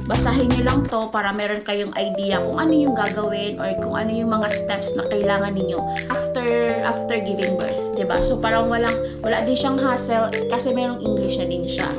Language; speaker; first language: Filipino; native; Filipino